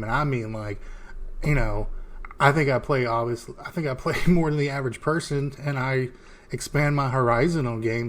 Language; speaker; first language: English; native; English